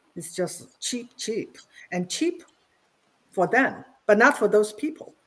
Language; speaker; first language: English; non-native, fluent; Chinese